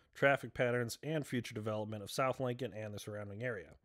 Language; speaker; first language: English; native; English